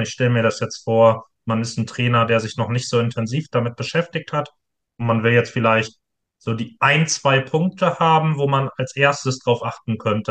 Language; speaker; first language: German; native; German